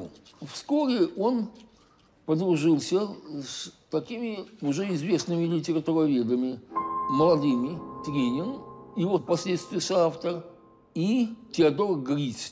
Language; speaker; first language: Russian; native; Russian